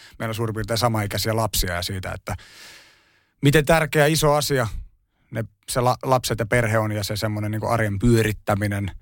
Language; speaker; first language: Finnish; native; Finnish